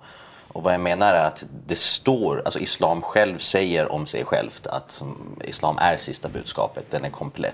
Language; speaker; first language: Swedish; early bilingual, other home language; Persian